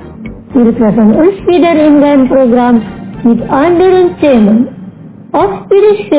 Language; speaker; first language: German; non-native, learner; Indonesian